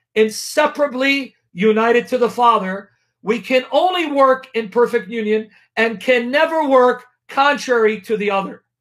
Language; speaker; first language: English; native; English